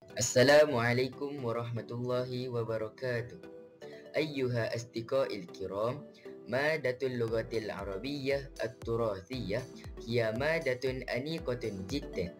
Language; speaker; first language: Arabic; non-native, learner; Malay